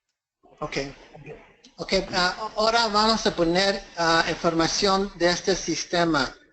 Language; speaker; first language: Spanish; early bilingual, heritage; English